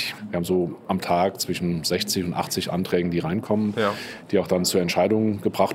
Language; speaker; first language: German; native; German